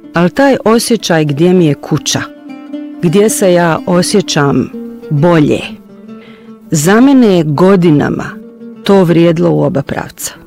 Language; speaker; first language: Bosnian; early bilingual, heritage; Bosnian